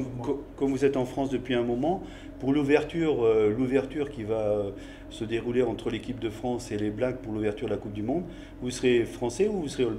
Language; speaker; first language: French; native; French